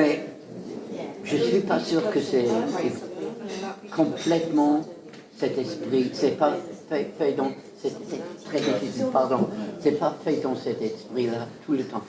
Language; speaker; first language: French; non-native, fluent; English